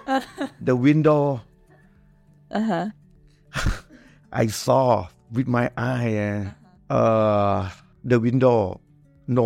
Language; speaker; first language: English; non-native, learner; Thai